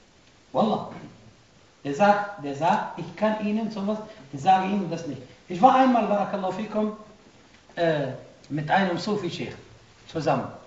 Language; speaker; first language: German; non-native, fluent; Arabic